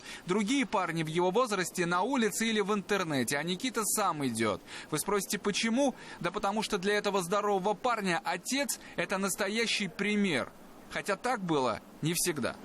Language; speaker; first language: Russian; native; Russian